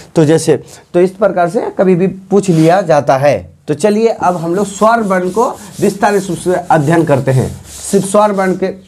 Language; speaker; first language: Hindi; non-native, local second language; Bangla